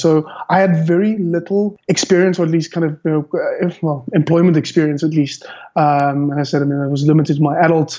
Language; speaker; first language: English; native; English